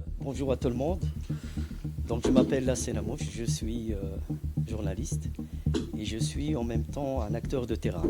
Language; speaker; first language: French; non-native, local second language; Arabic